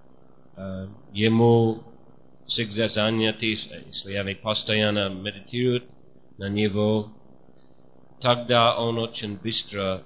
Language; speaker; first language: Russian; non-native, fluent; English